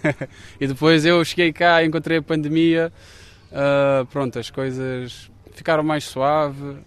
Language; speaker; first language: Portuguese; non-native, local second language; Kabuverdianu